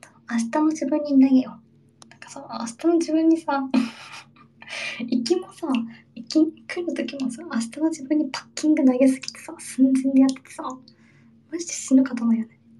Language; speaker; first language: Japanese; early bilingual, heritage; Japanese